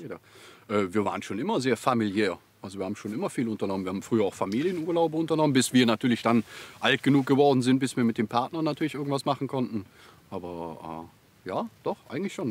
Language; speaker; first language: German; native; German